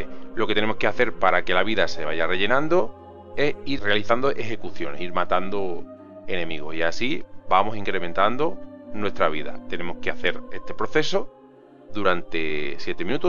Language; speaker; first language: Spanish; native; Spanish